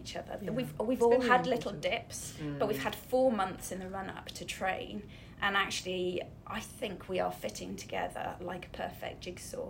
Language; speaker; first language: English; native; English